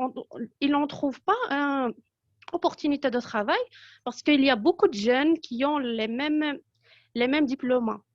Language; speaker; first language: French; non-native, local second language; Arabic